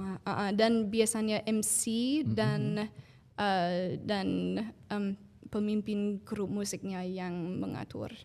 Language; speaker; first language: Indonesian; non-native, fluent; English